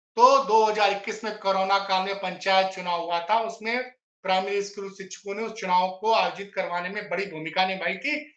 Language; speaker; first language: Hindi; native; Hindi